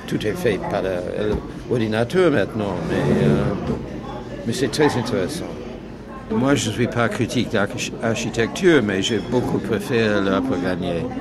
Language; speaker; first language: French; non-native, fluent; English